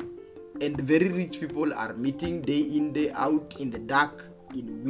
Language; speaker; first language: English; non-native, local second language; Kikuyu